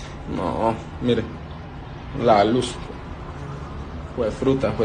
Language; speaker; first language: Spanish; native; Spanish